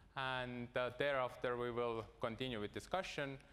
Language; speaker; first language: English; non-native, fluent; Estonian